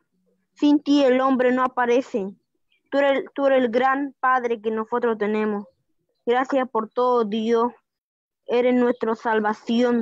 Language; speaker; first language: Spanish; native; Spanish